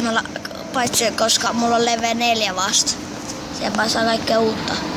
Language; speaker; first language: Finnish; native; Finnish